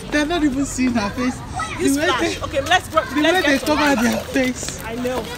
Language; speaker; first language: English; non-native, local second language; Igbo